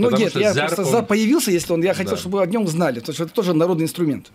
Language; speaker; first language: Russian; non-native, fluent; Azerbaijani